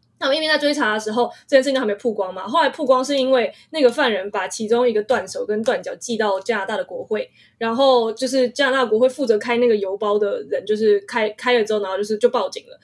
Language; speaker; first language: Chinese; early bilingual, heritage; Chinese